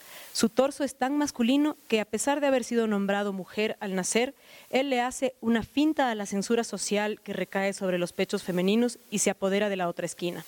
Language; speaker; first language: Spanish; native; Spanish